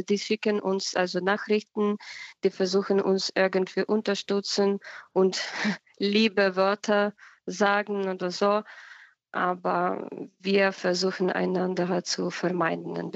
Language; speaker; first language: German; non-native, fluent; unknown